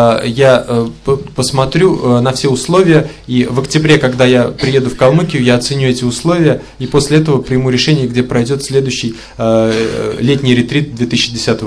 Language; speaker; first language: Russian; native; Russian